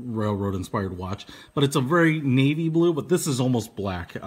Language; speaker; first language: English; native; English